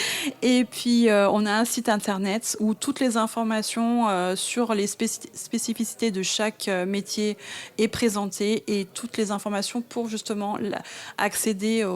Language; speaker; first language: French; native; French